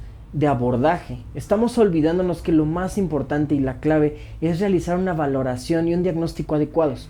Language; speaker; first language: Spanish; native; Spanish